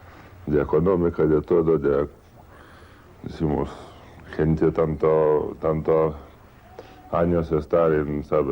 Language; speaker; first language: Spanish; non-native, learner; Lithuanian